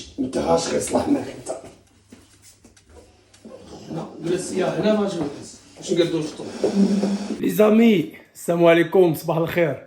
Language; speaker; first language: Arabic; native; Arabic